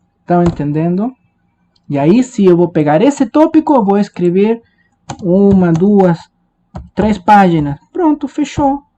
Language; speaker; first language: Portuguese; non-native, fluent; Spanish